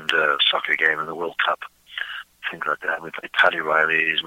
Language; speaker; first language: English; native; English